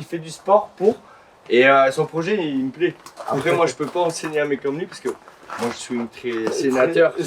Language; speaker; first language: French; native; French